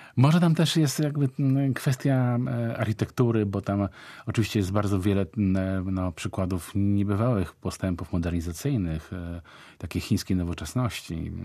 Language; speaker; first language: Polish; native; Polish